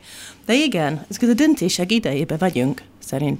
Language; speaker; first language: Hungarian; non-native, fluent; English